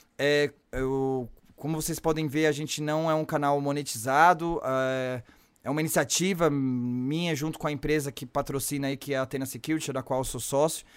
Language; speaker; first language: Portuguese; native; Portuguese